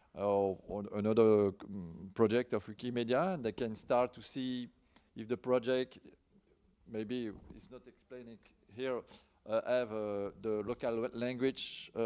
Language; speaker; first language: English; non-native, learner; French